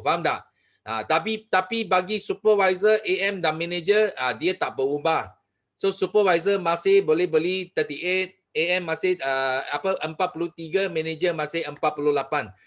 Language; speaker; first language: Malay; non-native, local second language; Chinese